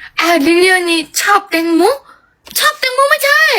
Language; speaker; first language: Thai; non-native, learner; Korean